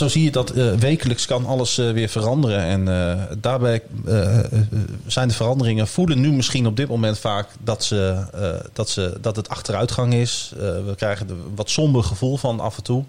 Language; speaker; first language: Dutch; native; Dutch